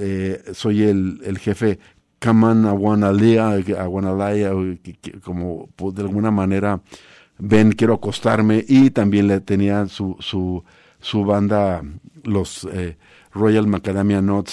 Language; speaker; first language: Spanish; native; Spanish